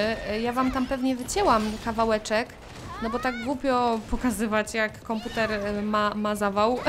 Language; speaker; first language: Polish; native; Polish